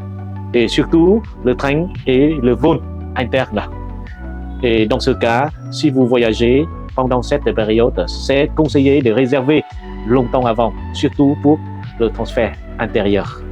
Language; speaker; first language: French; non-native, fluent; Vietnamese